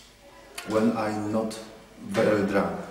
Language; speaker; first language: English; non-native, learner; Polish